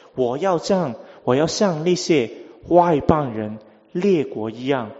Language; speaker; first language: Chinese; non-native, local second language; Cantonese